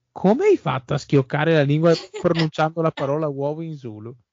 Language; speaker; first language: Italian; native; Italian